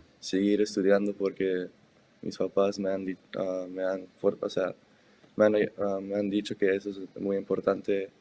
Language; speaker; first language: Spanish; early bilingual, heritage; Spanish